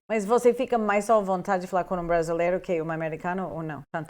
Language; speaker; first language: Portuguese; non-native, fluent; English